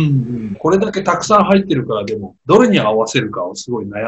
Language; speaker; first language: Japanese; native; Japanese